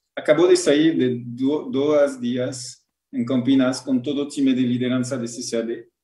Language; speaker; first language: Portuguese; non-native, learner; French